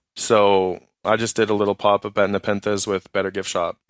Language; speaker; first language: English; native; English